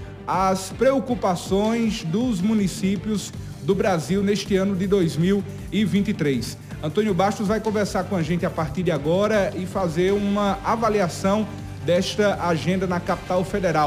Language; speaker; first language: Portuguese; native; Portuguese